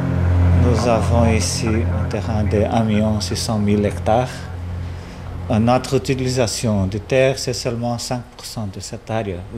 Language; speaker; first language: French; non-native, fluent; Portuguese